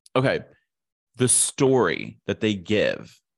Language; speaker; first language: English; native; English